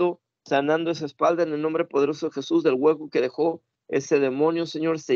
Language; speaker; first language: Spanish; native; Spanish